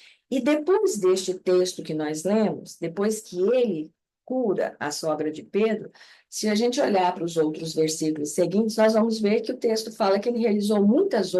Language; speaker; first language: Portuguese; native; Portuguese